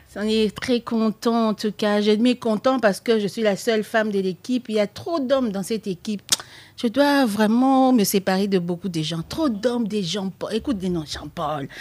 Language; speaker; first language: French; non-native, local second language; Lingala